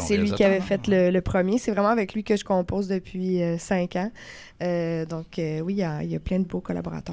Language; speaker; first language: French; native; French